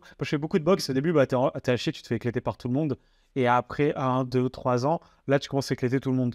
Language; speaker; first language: French; native; French